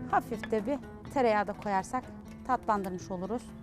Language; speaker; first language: Turkish; native; Turkish